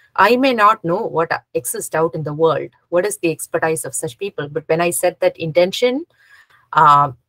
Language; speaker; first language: English; non-native, local second language; Malayalam